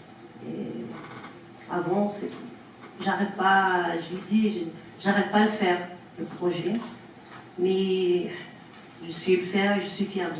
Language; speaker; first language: French; non-native, learner; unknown